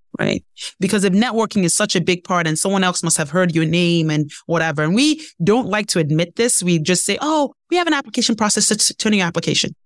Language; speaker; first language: English; non-native, local second language; Ibibio